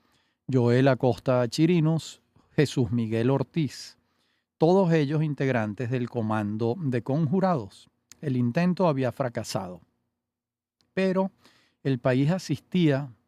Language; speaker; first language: Spanish; native; Spanish